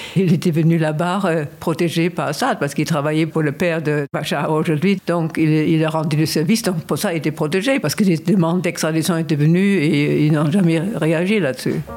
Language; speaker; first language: French; non-native, fluent; German